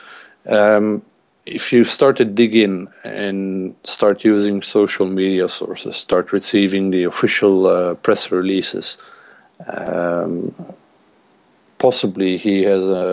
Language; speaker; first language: English; non-native, fluent; Dutch